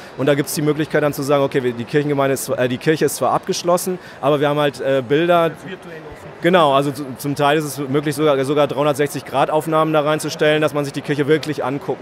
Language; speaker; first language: German; native; German